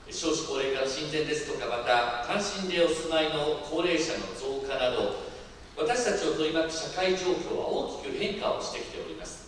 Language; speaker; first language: Japanese; native; Japanese